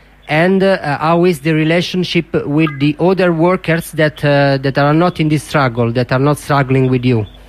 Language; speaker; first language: English; non-native, learner; Italian